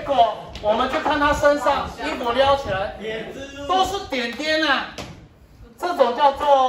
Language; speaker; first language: Chinese; native; Chinese